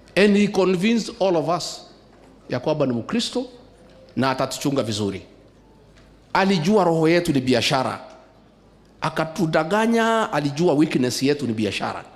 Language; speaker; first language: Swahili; non-native, local second language; Kikuyu